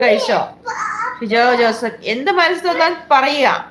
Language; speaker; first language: Malayalam; native; Malayalam